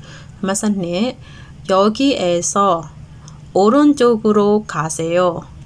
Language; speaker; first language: Korean; non-native, fluent; Burmese